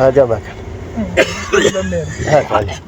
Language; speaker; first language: Arabic; native; Arabic